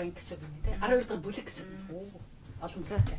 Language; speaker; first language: Mongolian; early bilingual, heritage; Mongolian